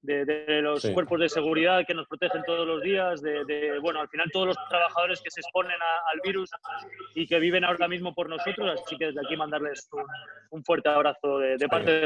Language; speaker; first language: Spanish; native; Spanish